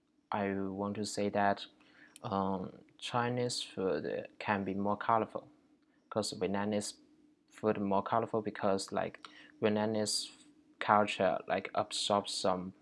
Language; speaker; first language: English; non-native, learner; Chinese